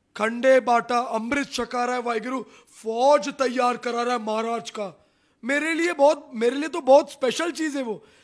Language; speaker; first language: Hindi; non-native, local second language; Punjabi